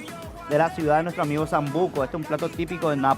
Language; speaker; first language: Spanish; native; Spanish